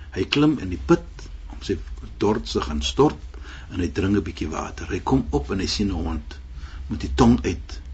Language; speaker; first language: Afrikaans; non-native, fluent; Arabic